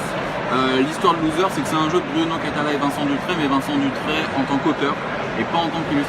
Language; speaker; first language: French; native; French